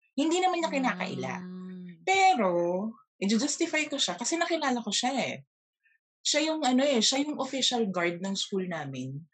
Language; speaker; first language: Filipino; native; Filipino